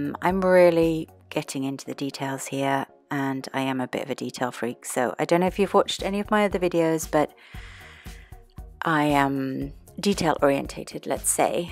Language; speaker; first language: English; native; English